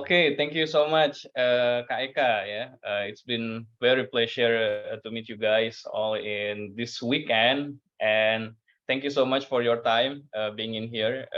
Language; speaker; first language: English; non-native, learner; Indonesian